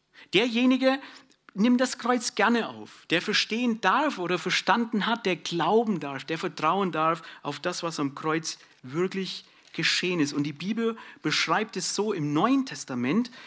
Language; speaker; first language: German; native; German